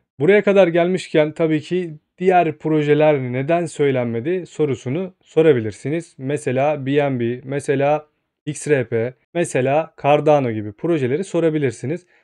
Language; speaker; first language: Turkish; native; Turkish